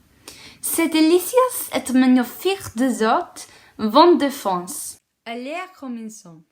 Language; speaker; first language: French; non-native, learner; English